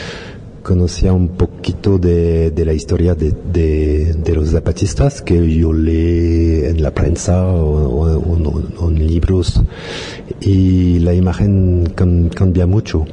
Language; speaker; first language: Spanish; non-native, learner; French